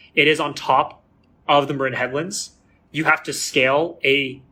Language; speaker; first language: English; native; English